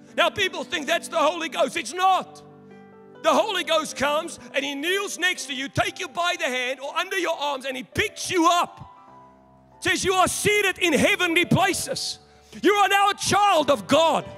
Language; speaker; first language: English; non-native, local second language; Afrikaans